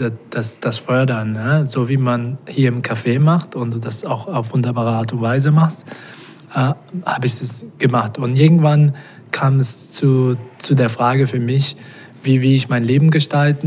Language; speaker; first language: German; non-native, fluent; Portuguese